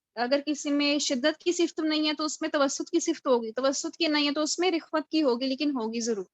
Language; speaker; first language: Urdu; native; Urdu